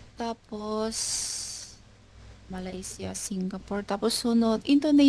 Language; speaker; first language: Filipino; non-native, learner; Chinese